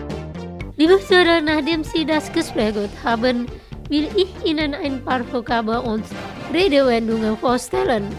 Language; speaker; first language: German; non-native, fluent; Indonesian